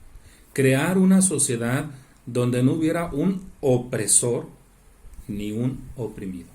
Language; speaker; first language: Spanish; native; Spanish